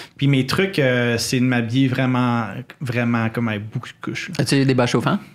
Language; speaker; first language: French; native; French